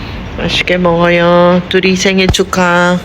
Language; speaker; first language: Korean; non-native, fluent; Filipino